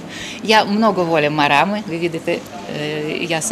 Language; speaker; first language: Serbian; non-native, fluent; Russian